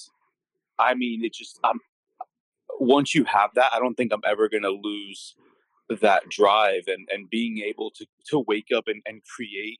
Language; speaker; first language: English; native; English